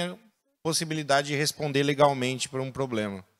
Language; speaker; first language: Portuguese; native; Portuguese